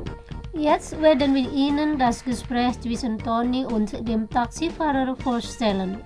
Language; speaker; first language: German; non-native, fluent; Indonesian